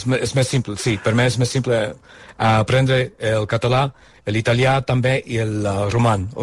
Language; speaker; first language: Catalan; non-native, learner; English